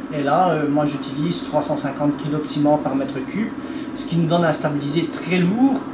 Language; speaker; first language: French; native; French